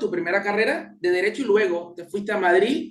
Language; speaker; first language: Spanish; native; Spanish